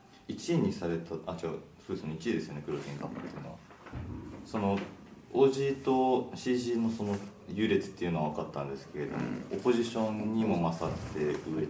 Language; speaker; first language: Japanese; native; Japanese